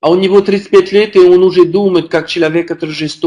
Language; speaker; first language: Russian; non-native, learner; French